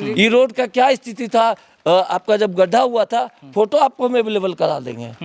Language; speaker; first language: Hindi; native; Hindi